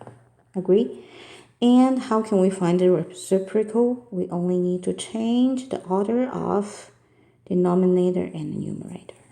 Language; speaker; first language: English; non-native, fluent; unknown